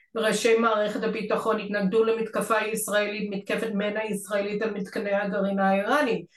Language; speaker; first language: Hebrew; non-native, fluent; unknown